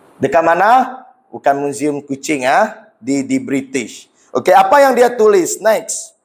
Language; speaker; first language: Malay; non-native, local second language; Iban